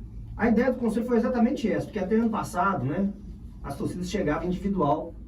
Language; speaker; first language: Portuguese; native; Portuguese